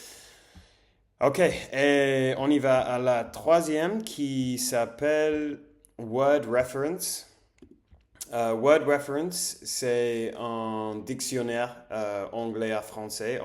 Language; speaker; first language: French; non-native, learner; English